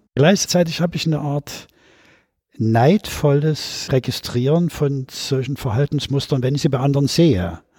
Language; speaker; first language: German; native; German